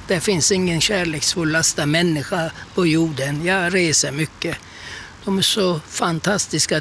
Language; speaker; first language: Swedish; non-native, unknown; Turkish